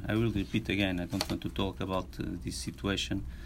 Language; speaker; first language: English; non-native, fluent; Portuguese